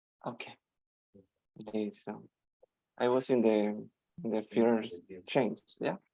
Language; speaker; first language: English; non-native, learner; Spanish